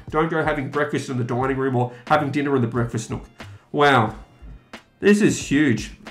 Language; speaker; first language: English; native; English